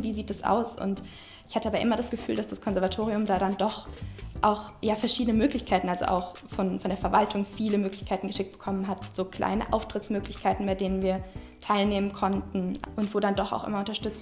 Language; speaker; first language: German; native; German